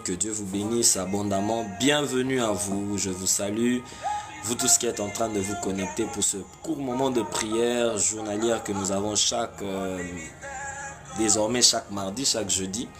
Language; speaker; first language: French; non-native, local second language; Lingala